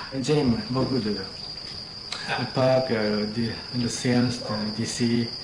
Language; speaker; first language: French; non-native, learner; Japanese